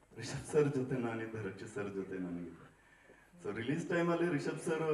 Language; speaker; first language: Kannada; non-native, local second language; Tulu